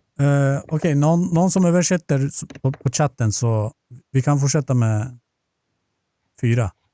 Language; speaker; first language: Swedish; non-native, fluent; Turkish